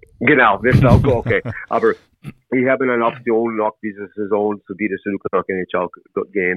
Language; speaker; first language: German; non-native, learner; English